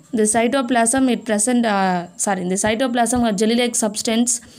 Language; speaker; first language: English; non-native, local second language; Tamil